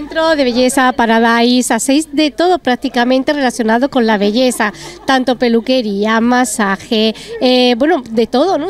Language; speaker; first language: Spanish; native; Spanish